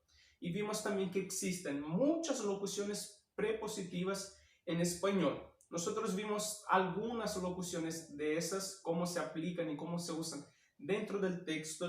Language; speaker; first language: Spanish; non-native, fluent; Portuguese